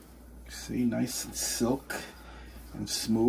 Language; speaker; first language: English; native; English